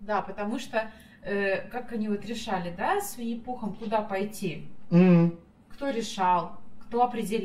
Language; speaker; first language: Russian; native; Russian